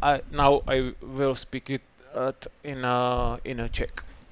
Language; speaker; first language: English; non-native, learner; Czech